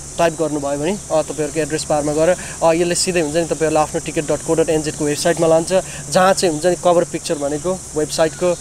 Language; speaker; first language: Nepali; native; Nepali